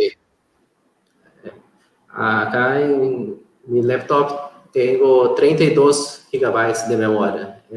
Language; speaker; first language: Spanish; non-native, fluent; Portuguese